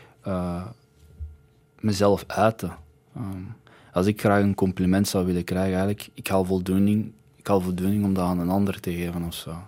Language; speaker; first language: Dutch; early bilingual, other home language; Arabic